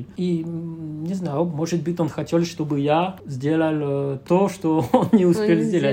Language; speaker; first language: Russian; non-native, fluent; French